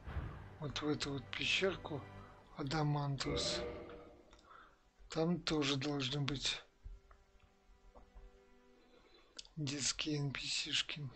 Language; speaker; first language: Russian; native; Russian